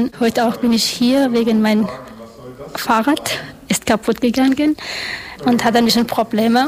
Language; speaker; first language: German; non-native, learner; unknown